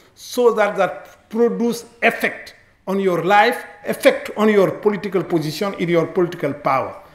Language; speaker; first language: English; non-native, fluent; Wolof